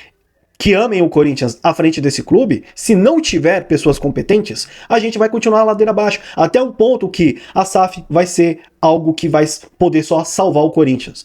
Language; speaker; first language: Portuguese; native; Portuguese